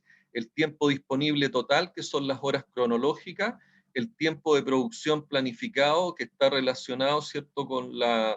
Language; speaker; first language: Spanish; native; Spanish